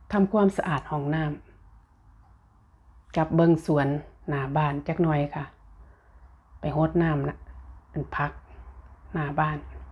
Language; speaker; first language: Thai; native; Thai